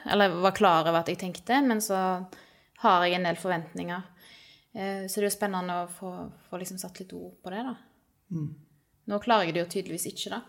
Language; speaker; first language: Norwegian; native; Norwegian